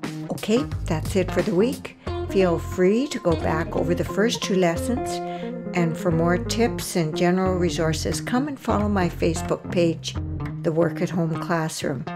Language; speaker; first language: English; native; English